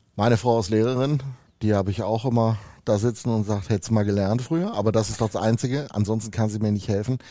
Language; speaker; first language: German; native; German